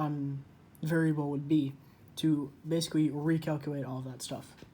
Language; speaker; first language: English; native; English